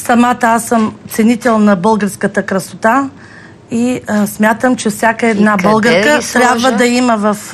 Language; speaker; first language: Bulgarian; native; Bulgarian